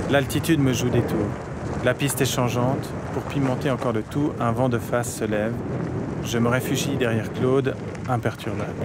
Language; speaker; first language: French; native; French